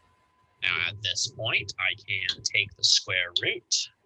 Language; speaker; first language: English; native; English